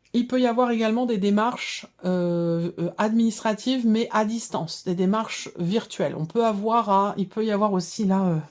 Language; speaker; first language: French; native; French